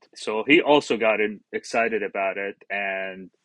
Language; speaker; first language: English; non-native, fluent; Arabic